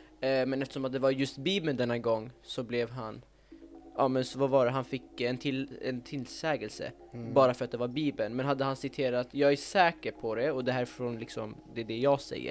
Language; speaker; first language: Swedish; native; Swedish